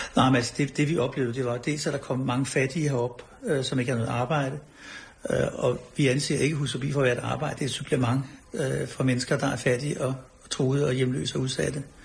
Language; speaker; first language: Danish; native; Danish